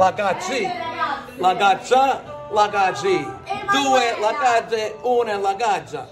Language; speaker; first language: Italian; non-native, learner; English